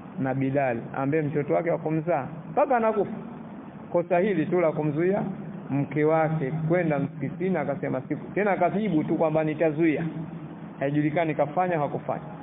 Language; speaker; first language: Swahili; native; Swahili